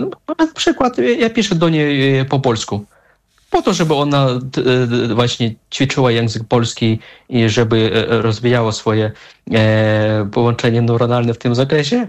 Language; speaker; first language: Polish; non-native, fluent; Russian